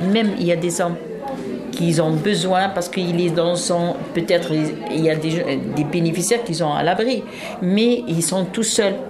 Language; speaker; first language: French; non-native, local second language; Arabic